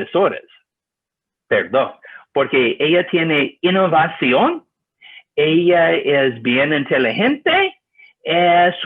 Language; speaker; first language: Spanish; non-native, learner; English